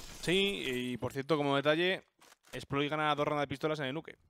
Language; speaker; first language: Spanish; native; Spanish